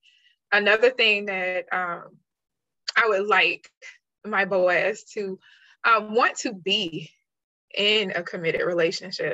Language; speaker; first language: English; native; English